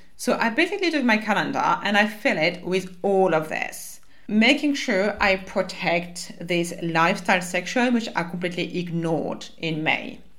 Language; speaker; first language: English; non-native, fluent; French